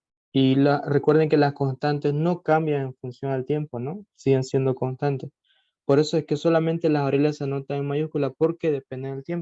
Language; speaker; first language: Spanish; native; Spanish